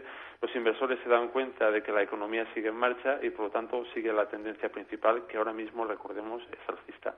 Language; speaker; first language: Spanish; native; Spanish